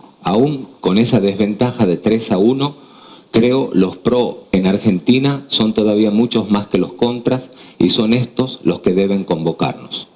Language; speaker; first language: Spanish; native; Spanish